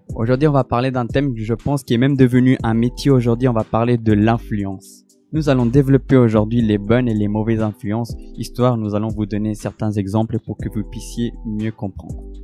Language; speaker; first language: French; early bilingual, other home language; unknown